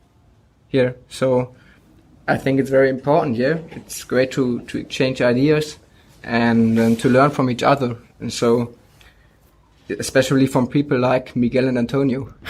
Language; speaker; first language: English; non-native, fluent; German